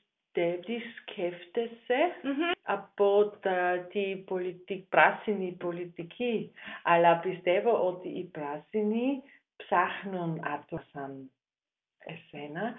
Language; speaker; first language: Greek; non-native, fluent; German